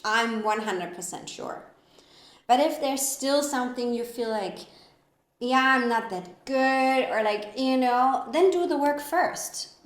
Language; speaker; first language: English; non-native, fluent; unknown